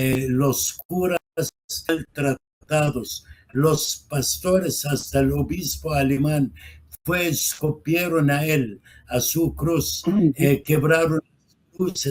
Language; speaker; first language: Spanish; non-native, fluent; Arabic